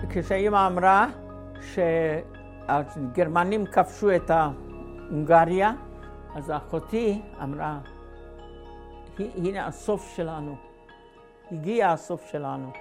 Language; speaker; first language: Hebrew; non-native, fluent; Hungarian